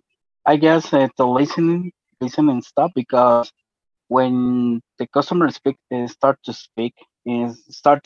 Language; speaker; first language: English; non-native, learner; Spanish